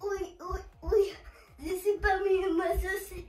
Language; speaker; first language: French; early bilingual, heritage; French